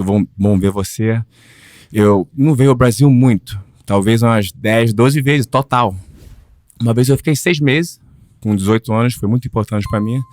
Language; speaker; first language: Portuguese; early bilingual, heritage; Portuguese